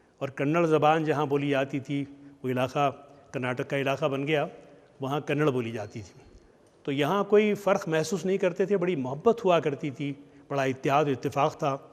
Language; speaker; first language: Urdu; native; Urdu